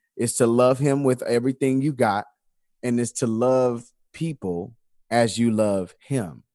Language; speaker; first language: English; native; English